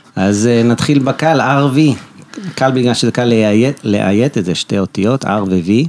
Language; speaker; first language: Hebrew; early bilingual, heritage; Hebrew